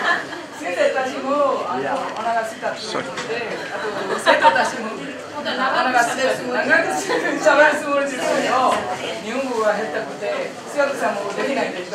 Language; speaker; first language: Japanese; non-native, learner; Burmese